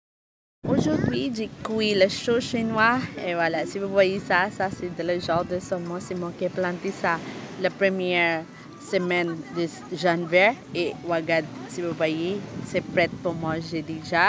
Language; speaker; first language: French; non-native, learner; Filipino